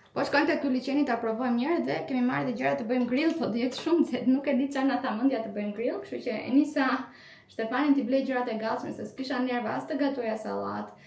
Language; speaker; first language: Albanian; native; Albanian